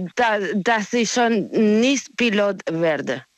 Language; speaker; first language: German; non-native, fluent; Spanish